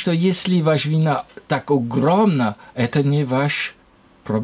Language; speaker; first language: Russian; non-native, learner; French